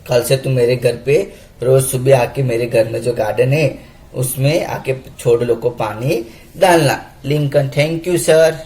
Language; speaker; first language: Hindi; non-native, local second language; Gujarati